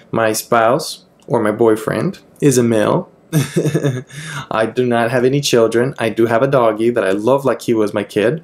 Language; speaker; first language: English; non-native, fluent; Spanish